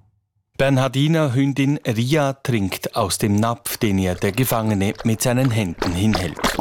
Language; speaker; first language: German; native; German